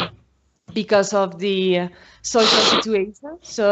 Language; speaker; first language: English; non-native, learner; Spanish